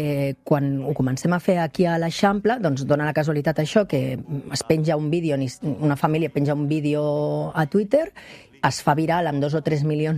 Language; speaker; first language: Catalan; native; Catalan